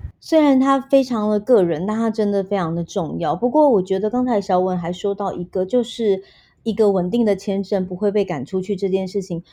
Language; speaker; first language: Chinese; native; Chinese